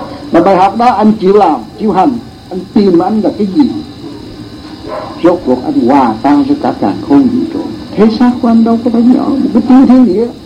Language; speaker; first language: Vietnamese; native; Vietnamese